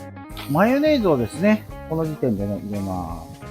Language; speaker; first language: Japanese; native; Japanese